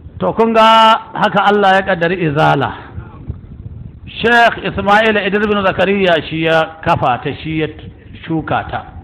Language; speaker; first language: Hausa; native; Hausa